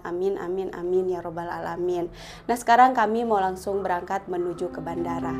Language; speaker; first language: Indonesian; native; Indonesian